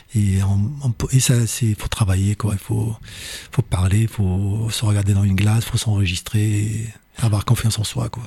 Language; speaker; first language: French; non-native, local second language; Arabic